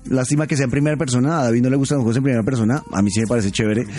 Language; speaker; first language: Spanish; native; Spanish